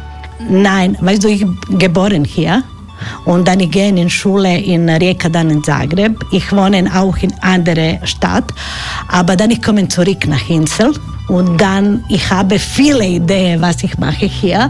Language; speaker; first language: German; non-native, learner; Croatian